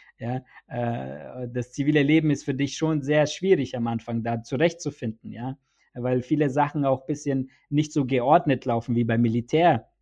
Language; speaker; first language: German; early bilingual, other home language; Bosnian